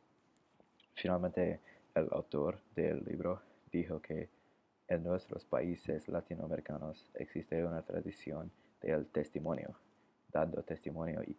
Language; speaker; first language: Spanish; non-native, learner; English